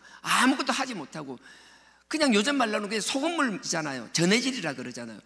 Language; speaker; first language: Korean; native; Korean